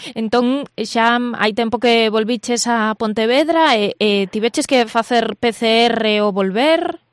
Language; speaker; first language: Galician; native; Galician